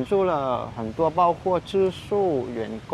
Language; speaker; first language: Chinese; non-native, fluent; Vietnamese